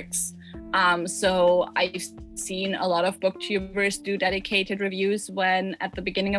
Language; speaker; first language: English; non-native, fluent; German